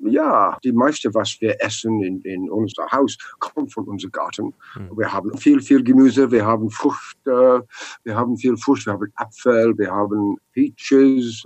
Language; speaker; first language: German; non-native, learner; English